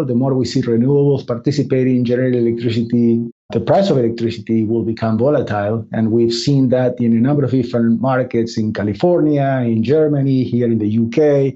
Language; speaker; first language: English; non-native, fluent; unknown